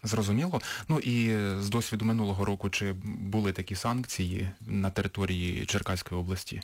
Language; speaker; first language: Ukrainian; native; Ukrainian